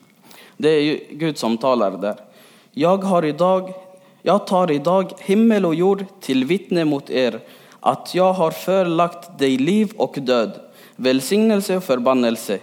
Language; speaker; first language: Swedish; early bilingual, other home language; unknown